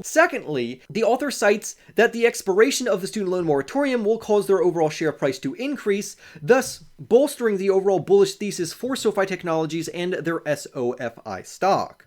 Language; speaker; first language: English; native; English